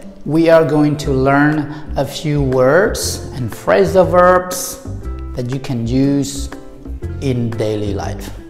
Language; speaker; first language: English; non-native, fluent; Khmer